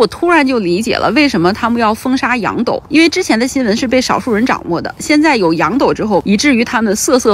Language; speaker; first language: Chinese; native; Chinese